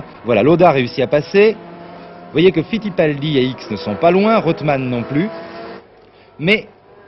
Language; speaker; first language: French; native; French